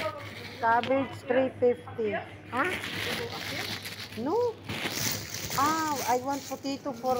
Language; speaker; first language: English; non-native, learner; Filipino